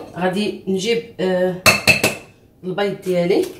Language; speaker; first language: Arabic; native; Arabic